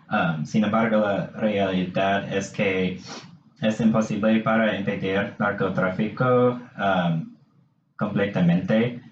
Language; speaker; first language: Spanish; non-native, learner; English